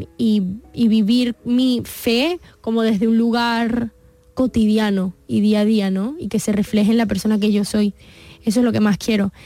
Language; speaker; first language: Spanish; early bilingual, heritage; Spanish